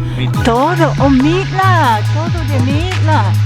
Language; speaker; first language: Spanish; non-native, learner; English